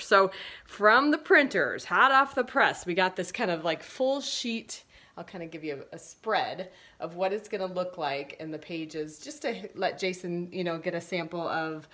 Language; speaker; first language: English; native; English